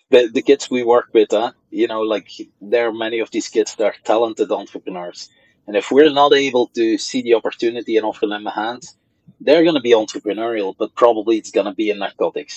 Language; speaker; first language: English; non-native, fluent; Dutch